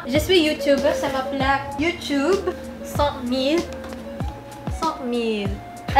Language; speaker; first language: French; non-native, learner; Filipino